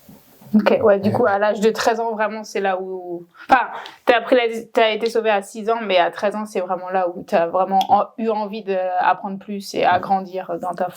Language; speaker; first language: French; native; French